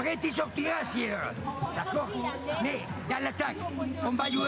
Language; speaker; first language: French; non-native, learner; Spanish